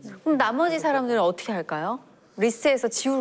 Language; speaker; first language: Korean; native; Korean